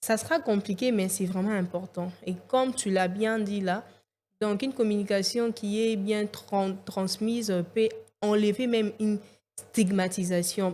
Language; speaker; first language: French; non-native, local second language; Lingala